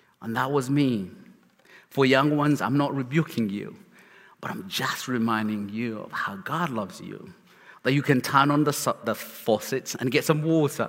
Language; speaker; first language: English; non-native, local second language; Kinyarwanda